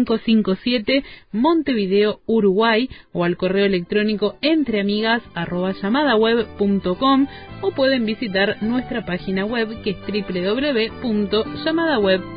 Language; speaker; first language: Spanish; native; Spanish